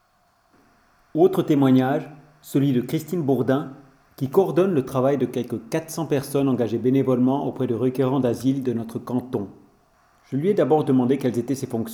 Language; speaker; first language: French; native; French